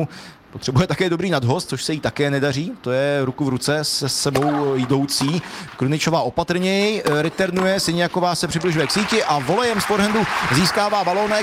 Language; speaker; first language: Czech; native; Czech